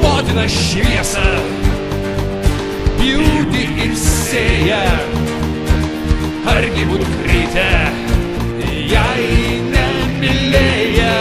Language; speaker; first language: Lithuanian; native; Lithuanian